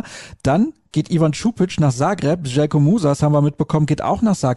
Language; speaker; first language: German; native; German